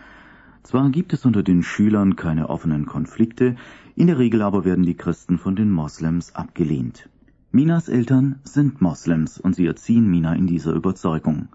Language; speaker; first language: German; native; German